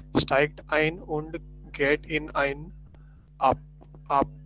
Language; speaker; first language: German; non-native, learner; Marathi